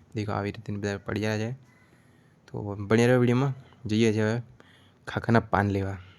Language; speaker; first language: Gujarati; native; Gujarati